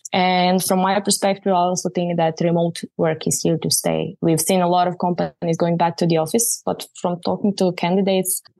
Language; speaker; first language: English; non-native, fluent; Croatian